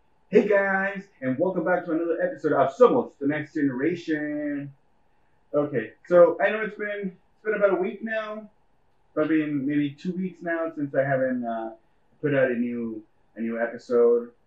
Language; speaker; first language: English; early bilingual, other home language; Spanish